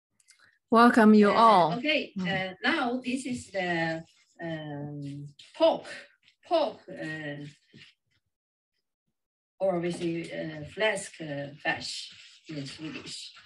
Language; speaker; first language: English; non-native, fluent; Chinese